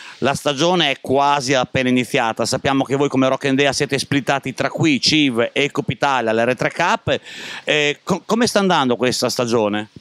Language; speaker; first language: Italian; native; Italian